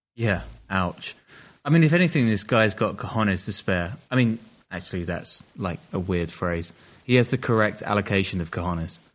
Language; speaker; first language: English; native; English